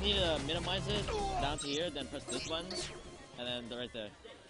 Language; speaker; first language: English; native; English